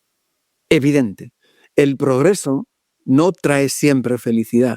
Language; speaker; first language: Spanish; native; Spanish